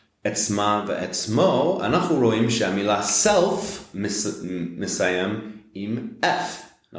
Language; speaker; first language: Hebrew; non-native, fluent; English